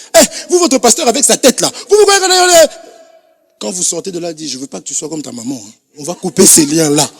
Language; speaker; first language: French; non-native, local second language; Lingala